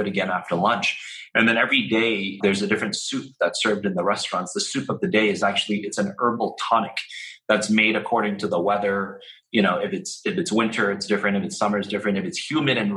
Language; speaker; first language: English; non-native, local second language; Cantonese